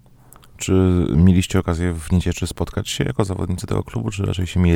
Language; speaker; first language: Polish; native; Polish